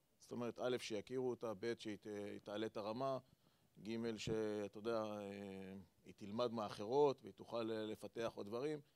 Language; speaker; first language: Hebrew; native; Hebrew